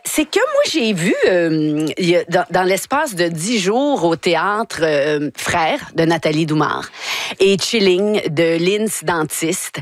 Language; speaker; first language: French; native; French